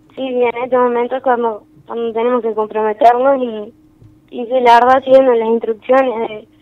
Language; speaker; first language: Spanish; native; Spanish